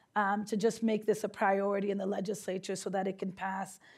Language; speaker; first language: English; native; English